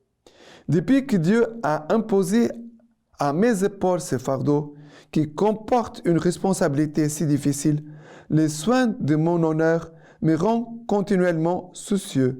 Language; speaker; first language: French; non-native, fluent; Portuguese